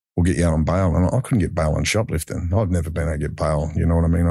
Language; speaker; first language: English; native; English